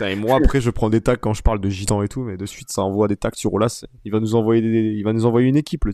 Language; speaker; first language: French; native; French